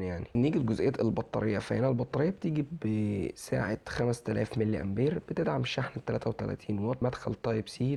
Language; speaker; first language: Arabic; native; Arabic